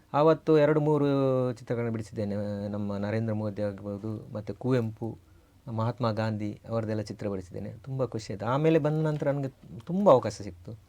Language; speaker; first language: Kannada; non-native, local second language; Tulu